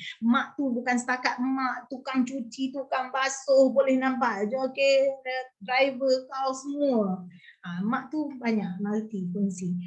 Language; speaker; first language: Malay; native; Malay